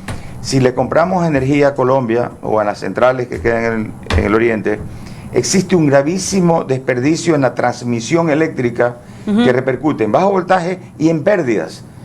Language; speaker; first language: Spanish; native; Spanish